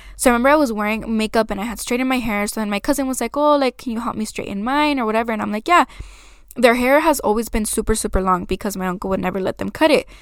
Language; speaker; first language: English; early bilingual, other home language; Spanish